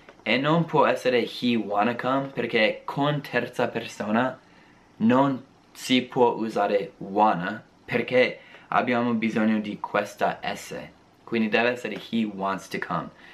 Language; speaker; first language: Italian; non-native, fluent; English